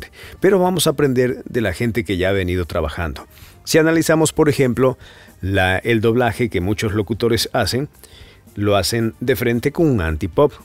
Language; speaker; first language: Spanish; native; Spanish